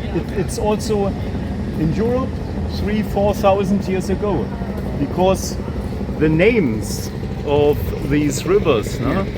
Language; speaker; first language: English; non-native, learner; German